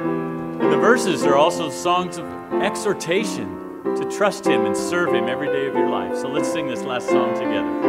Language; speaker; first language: English; native; English